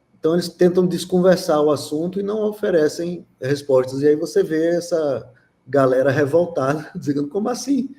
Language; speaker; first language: Portuguese; native; Portuguese